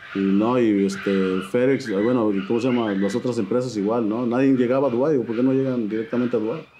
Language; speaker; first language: Spanish; native; Spanish